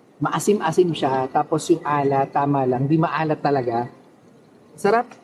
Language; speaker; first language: Filipino; non-native, local second language; Pangasinan